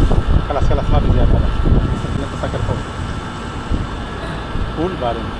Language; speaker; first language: Arabic; non-native, learner; Filipino